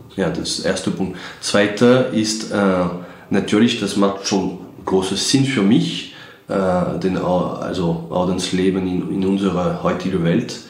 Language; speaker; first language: German; non-native, fluent; French